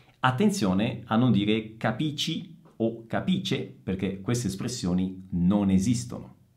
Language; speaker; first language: Italian; native; Italian